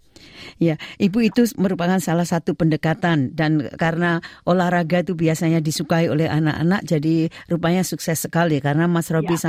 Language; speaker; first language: Indonesian; native; Indonesian